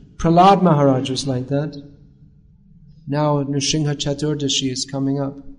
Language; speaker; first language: English; native; English